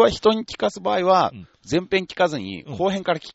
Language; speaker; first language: Japanese; native; Japanese